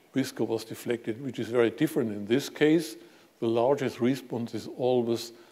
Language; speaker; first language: English; non-native, fluent; German